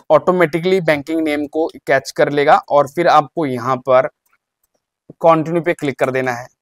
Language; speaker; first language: Hindi; native; Hindi